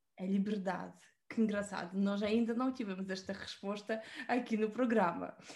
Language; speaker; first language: Portuguese; non-native, fluent; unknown